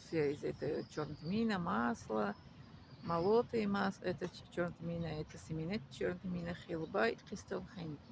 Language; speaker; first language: Russian; non-native, learner; Tajik